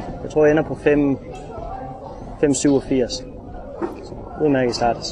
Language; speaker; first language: Danish; native; Danish